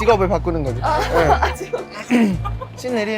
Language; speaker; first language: Korean; non-native, fluent; Thai